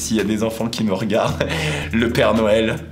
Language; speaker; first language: French; native; French